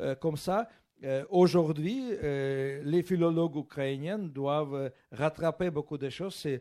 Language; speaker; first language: French; non-native, fluent; Russian